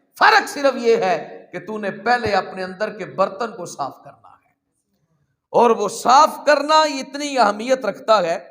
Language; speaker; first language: Urdu; non-native, local second language; Punjabi